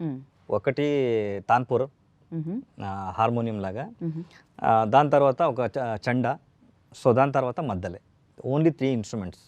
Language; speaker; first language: Telugu; non-native, learner; Kannada